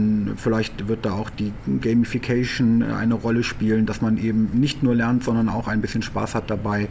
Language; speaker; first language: German; native; German